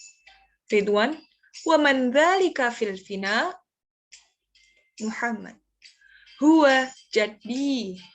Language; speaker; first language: Arabic; non-native, fluent; Indonesian